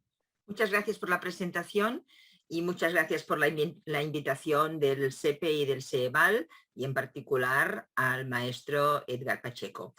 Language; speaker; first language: Spanish; non-native, local second language; Catalan